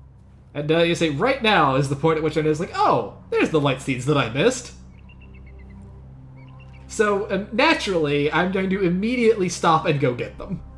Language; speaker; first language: English; native; English